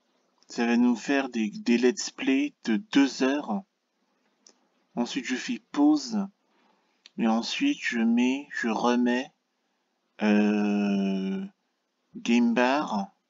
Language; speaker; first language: French; native; French